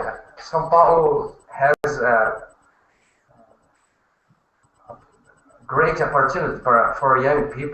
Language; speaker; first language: English; non-native, learner; Portuguese